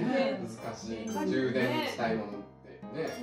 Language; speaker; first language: Japanese; native; Japanese